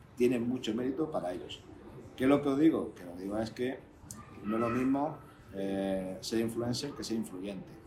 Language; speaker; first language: Spanish; native; Spanish